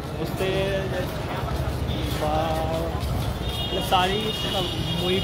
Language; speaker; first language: Spanish; non-native, learner; Hindi